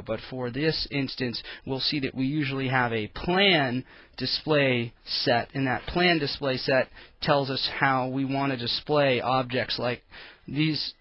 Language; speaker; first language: English; native; English